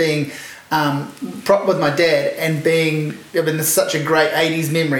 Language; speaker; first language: English; native; English